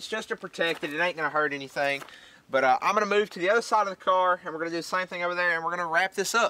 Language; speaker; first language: English; native; English